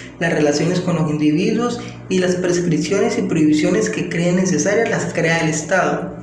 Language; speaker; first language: Spanish; native; Spanish